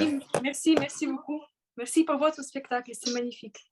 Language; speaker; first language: French; non-native, learner; Russian